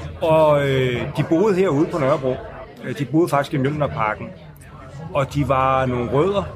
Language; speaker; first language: Danish; native; Danish